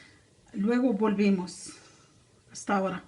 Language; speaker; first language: Spanish; non-native, learner; Arabic